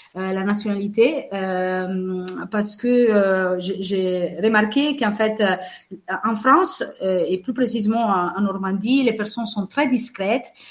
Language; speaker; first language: French; non-native, fluent; Italian